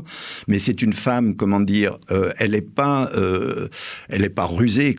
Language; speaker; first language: French; native; French